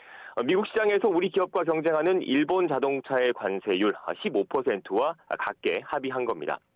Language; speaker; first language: Korean; native; Korean